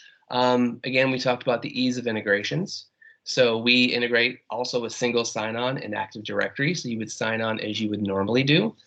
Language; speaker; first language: English; native; English